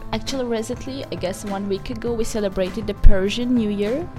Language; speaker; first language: English; non-native, fluent; Azerbaijani